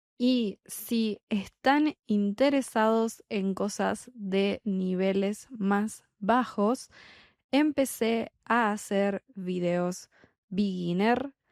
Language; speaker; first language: Spanish; native; Spanish